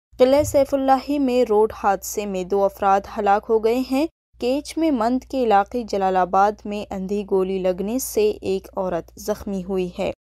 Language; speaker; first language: Urdu; non-native, local second language; Baluchi